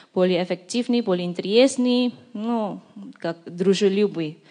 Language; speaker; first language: Russian; non-native, learner; Indonesian